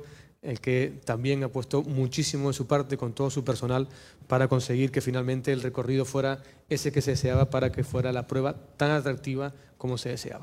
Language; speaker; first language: Spanish; native; Spanish